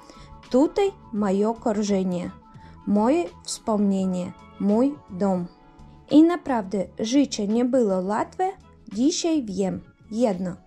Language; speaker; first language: Polish; early bilingual, heritage; Polish